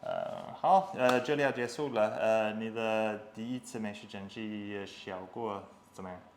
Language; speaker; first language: Chinese; non-native, learner; English